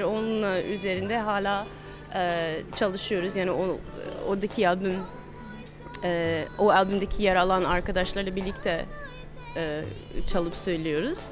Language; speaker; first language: Turkish; non-native, fluent; English